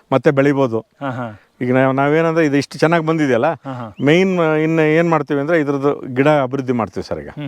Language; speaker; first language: Kannada; native; Kannada